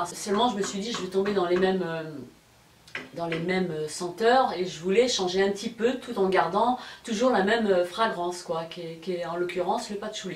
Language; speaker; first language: French; native; French